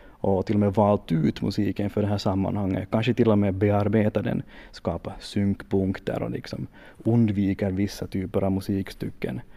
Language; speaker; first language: Swedish; native; Swedish